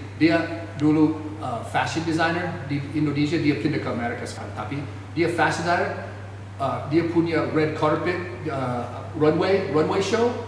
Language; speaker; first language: Indonesian; non-native, fluent; English